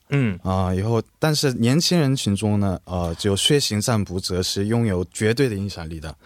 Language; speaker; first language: Chinese; non-native, fluent; Korean